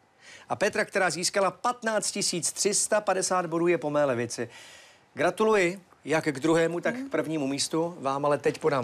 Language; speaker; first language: Czech; native; Czech